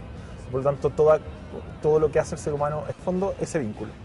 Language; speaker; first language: Spanish; native; Spanish